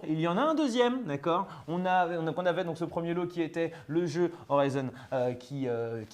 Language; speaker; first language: French; native; French